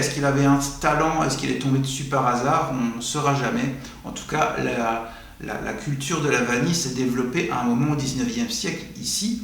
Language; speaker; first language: French; native; French